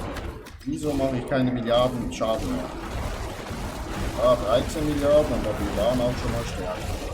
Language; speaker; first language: German; native; German